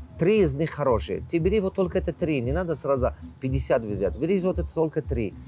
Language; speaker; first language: Russian; non-native, local second language; Tajik